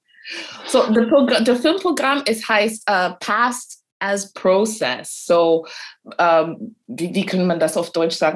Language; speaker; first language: German; non-native, fluent; English